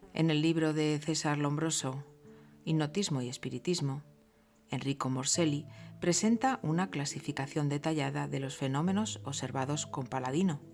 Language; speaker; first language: Spanish; native; Spanish